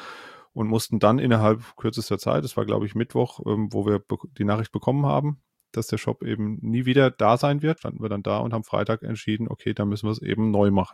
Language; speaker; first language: German; native; German